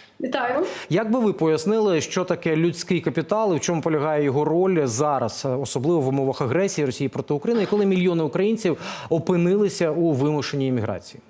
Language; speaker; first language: Ukrainian; native; Ukrainian